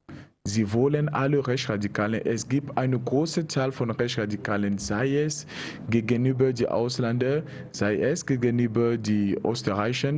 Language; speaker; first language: German; non-native, learner; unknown